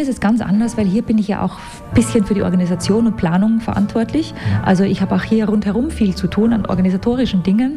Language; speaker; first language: German; native; German